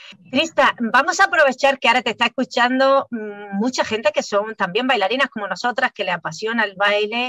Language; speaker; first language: Spanish; native; Spanish